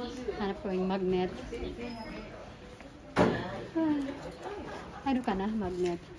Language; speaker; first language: Japanese; non-native, learner; Filipino